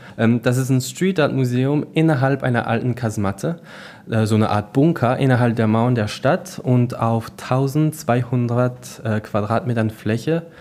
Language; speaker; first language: German; non-native, local second language; French